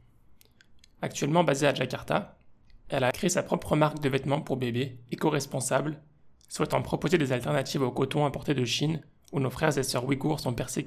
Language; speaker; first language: French; native; French